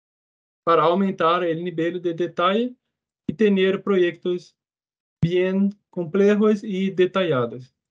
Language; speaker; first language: Spanish; non-native, fluent; Portuguese